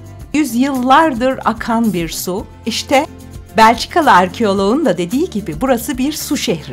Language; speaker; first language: Turkish; native; Turkish